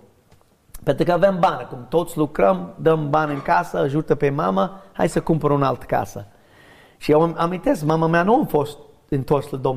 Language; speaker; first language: Romanian; non-native, learner; English